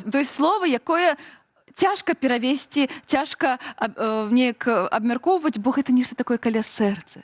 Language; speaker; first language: Belarusian; native; Belarusian